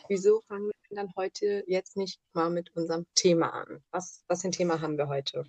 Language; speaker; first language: German; early bilingual, other home language; Italian